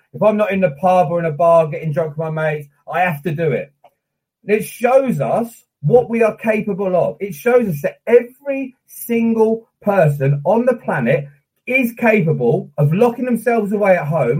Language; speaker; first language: English; native; English